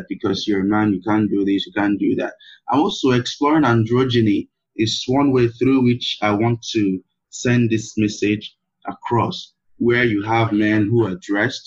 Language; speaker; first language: English; non-native, local second language; Igbo